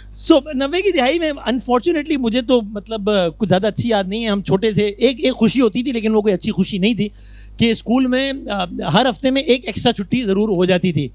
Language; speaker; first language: Urdu; native; Urdu